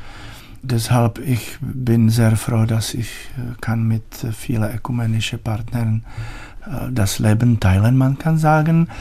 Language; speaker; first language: German; non-native, learner; Czech